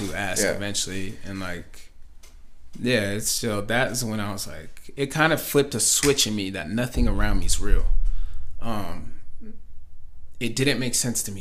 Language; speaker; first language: English; native; English